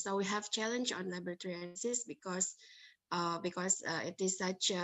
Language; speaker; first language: English; non-native, fluent; Indonesian